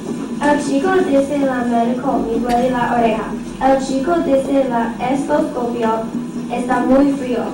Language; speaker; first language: Spanish; non-native, learner; English